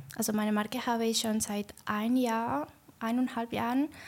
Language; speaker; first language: German; non-native, learner; Spanish